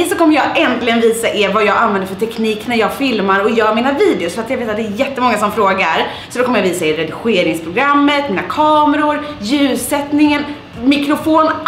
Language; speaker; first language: Swedish; native; Swedish